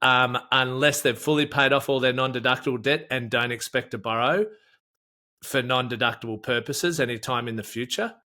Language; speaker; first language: English; native; English